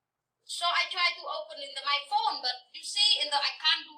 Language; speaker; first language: English; non-native, learner; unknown